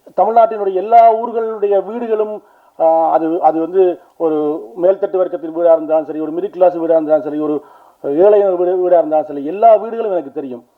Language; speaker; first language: Tamil; native; Tamil